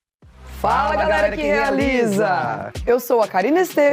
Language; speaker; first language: Portuguese; native; Portuguese